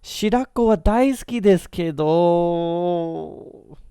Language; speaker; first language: Japanese; non-native, fluent; English